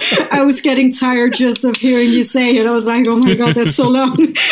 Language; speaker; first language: English; non-native, fluent; Danish